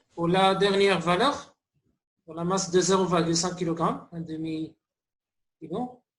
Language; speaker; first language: French; non-native, local second language; Arabic